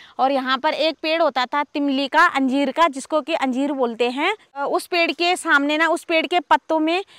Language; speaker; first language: Hindi; non-native, local second language; Garhwali